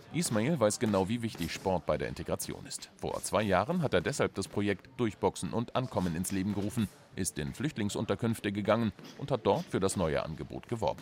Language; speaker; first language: German; native; German